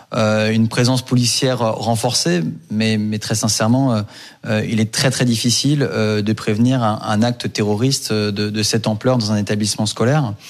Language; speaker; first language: French; native; French